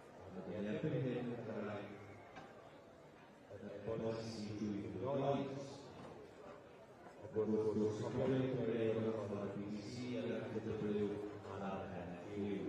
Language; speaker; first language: Welsh; native; Welsh